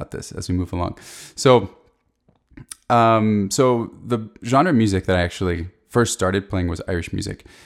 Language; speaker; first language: English; native; English